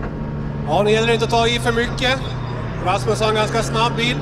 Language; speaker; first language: Swedish; native; Swedish